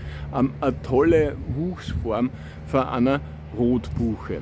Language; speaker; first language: German; native; German